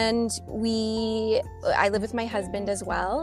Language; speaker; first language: English; native; English